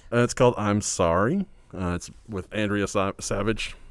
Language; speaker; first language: English; native; English